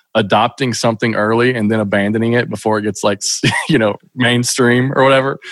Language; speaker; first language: English; native; English